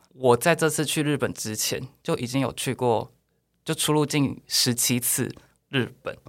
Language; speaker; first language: Chinese; native; Chinese